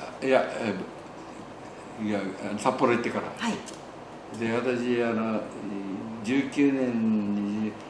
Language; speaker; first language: Japanese; native; Japanese